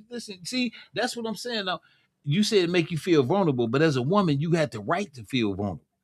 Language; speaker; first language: English; native; English